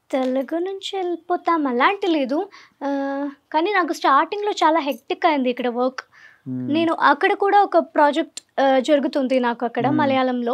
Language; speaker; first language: Telugu; non-native, learner; Malayalam